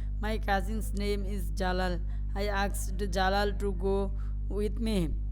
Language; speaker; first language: English; non-native, local second language; Bangla